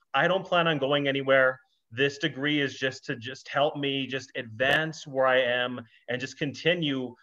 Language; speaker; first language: English; native; English